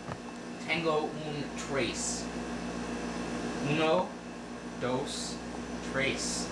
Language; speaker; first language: Spanish; non-native, learner; English